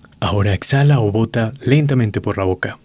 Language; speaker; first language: Spanish; native; Spanish